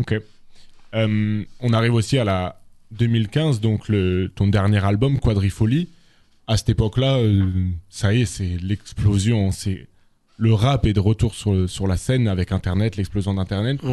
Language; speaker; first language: French; native; French